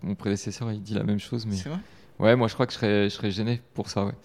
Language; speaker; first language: French; native; French